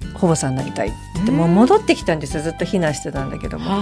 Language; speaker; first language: Japanese; native; Japanese